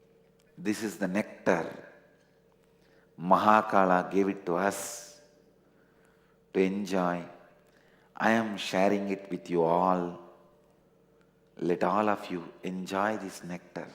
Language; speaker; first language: English; non-native, local second language; Tamil